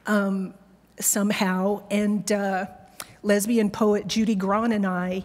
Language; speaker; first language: English; native; English